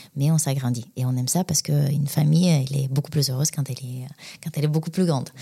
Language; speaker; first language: French; non-native, fluent; Bulgarian